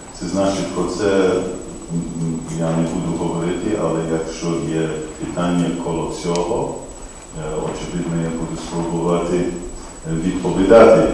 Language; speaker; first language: Ukrainian; early bilingual, heritage; Ukrainian